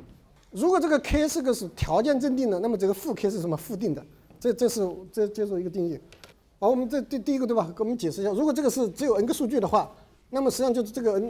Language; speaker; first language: Chinese; native; Chinese